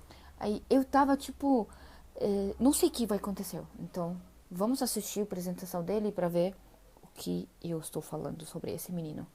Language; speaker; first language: Portuguese; non-native, fluent; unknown